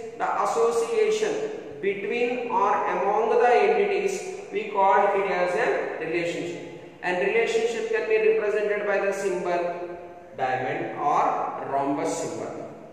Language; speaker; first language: English; non-native, local second language; Telugu